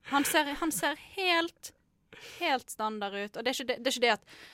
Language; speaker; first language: Norwegian; native; Norwegian